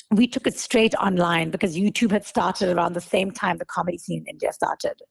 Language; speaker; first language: English; native; English